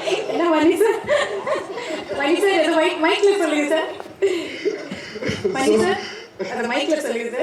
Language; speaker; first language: Tamil; native; Tamil